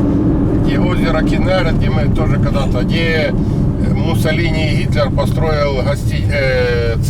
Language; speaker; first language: Russian; native; Russian